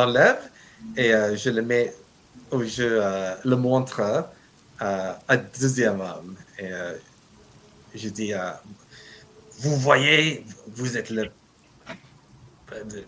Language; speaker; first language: French; non-native, learner; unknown